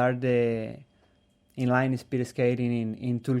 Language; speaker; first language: English; non-native, learner; Spanish